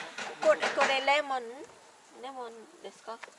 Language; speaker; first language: Japanese; non-native, learner; Vietnamese